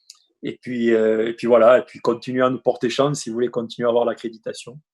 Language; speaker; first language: French; native; French